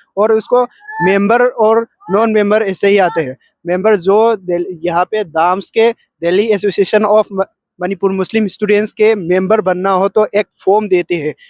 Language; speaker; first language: Hindi; non-native, local second language; Manipuri